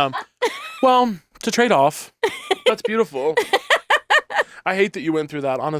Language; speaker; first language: English; native; English